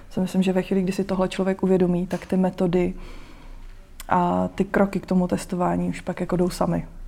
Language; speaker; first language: Czech; native; Czech